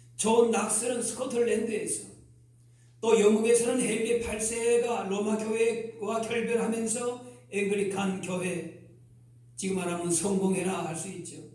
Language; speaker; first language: Korean; native; Korean